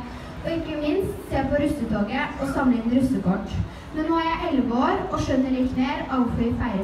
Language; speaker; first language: Norwegian; native; Norwegian